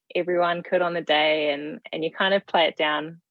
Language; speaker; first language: English; native; English